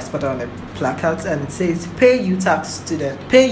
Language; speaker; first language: English; non-native, local second language; Akan